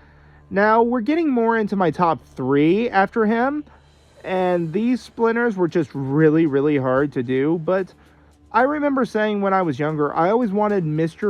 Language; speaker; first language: English; native; English